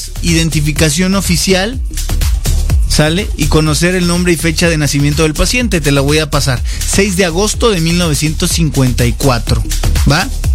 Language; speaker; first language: Spanish; native; Spanish